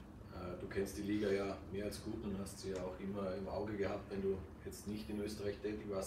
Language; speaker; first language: German; native; German